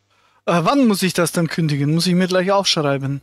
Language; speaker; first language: German; native; German